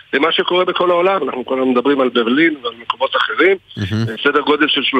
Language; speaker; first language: Hebrew; native; Hebrew